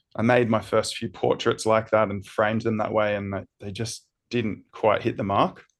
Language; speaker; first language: English; native; English